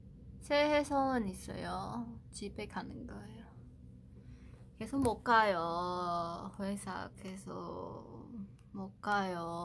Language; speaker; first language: Korean; non-native, fluent; Chinese